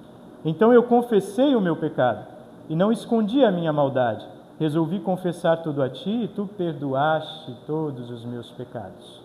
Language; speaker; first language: Portuguese; native; Portuguese